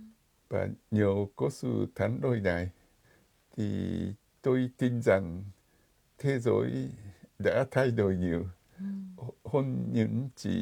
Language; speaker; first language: Vietnamese; non-native, fluent; Japanese